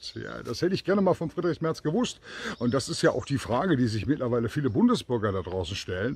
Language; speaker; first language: German; native; German